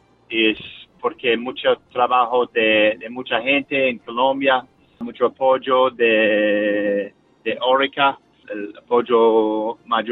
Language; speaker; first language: Spanish; non-native, learner; English